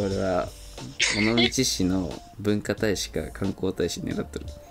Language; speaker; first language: Japanese; native; Japanese